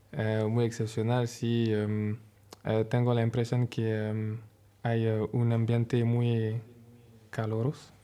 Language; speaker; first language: Spanish; non-native, learner; French